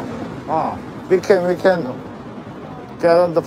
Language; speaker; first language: English; non-native, learner; Korean